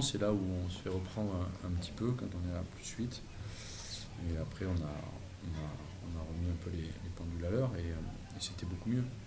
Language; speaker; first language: French; native; French